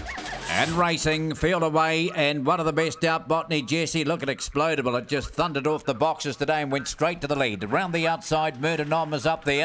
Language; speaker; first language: English; native; English